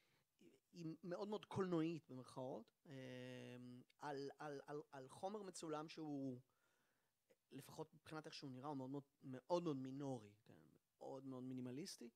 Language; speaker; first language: Hebrew; native; Hebrew